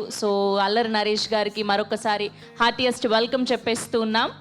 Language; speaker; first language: Telugu; native; Telugu